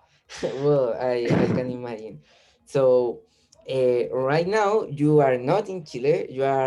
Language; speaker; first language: English; non-native, learner; Spanish